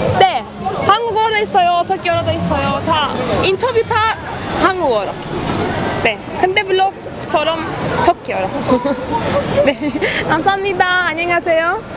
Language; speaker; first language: Korean; non-native, learner; Turkish